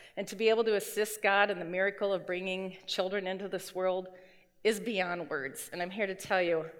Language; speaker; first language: English; native; English